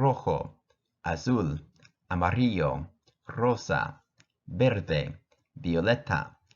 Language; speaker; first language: Spanish; non-native, fluent; English